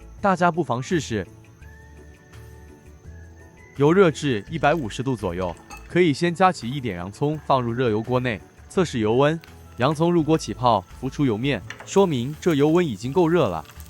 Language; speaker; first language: Chinese; native; Chinese